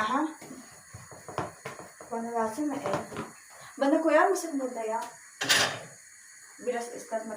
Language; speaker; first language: Turkish; non-native, learner; Filipino